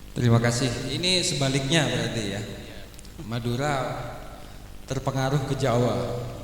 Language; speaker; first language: Indonesian; non-native, local second language; Madurese